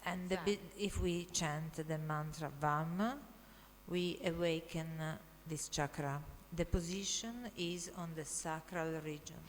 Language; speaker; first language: English; non-native, fluent; Italian